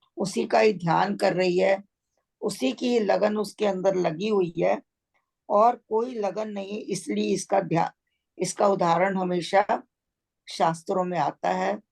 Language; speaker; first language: Hindi; native; Hindi